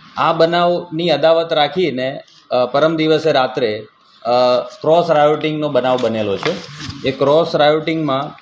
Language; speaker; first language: Gujarati; native; Gujarati